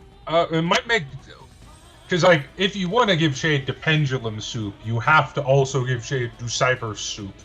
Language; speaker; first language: English; native; English